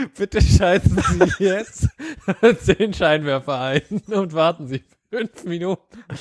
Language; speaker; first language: German; native; German